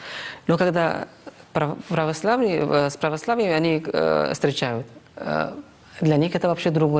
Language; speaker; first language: Russian; non-native, fluent; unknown